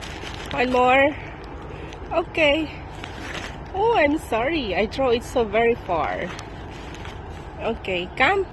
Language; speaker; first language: English; non-native, local second language; Filipino